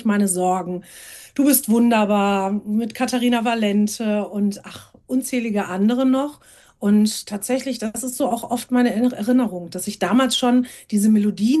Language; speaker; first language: German; native; German